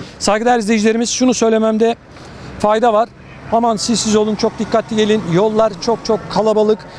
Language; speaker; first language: Turkish; native; Turkish